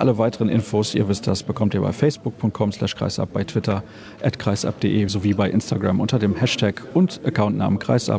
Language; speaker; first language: German; native; German